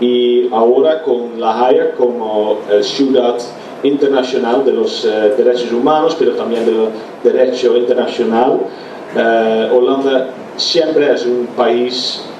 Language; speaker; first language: Spanish; non-native, fluent; Dutch